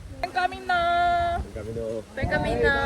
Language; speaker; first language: Spanish; non-native, learner; Korean